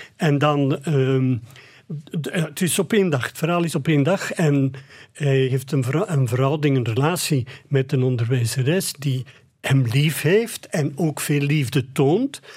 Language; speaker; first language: Dutch; native; Dutch